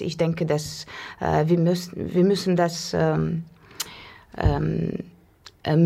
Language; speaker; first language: German; non-native, fluent; Russian